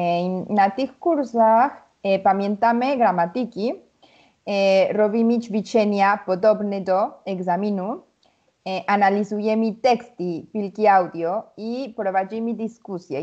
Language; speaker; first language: Polish; non-native, learner; Spanish